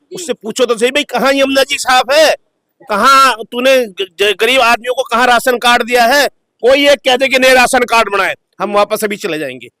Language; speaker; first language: Hindi; native; Hindi